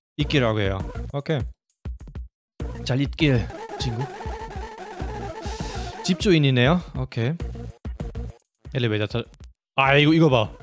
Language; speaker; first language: Korean; non-native, fluent; German